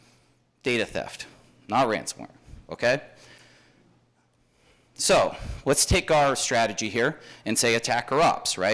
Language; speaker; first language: English; native; English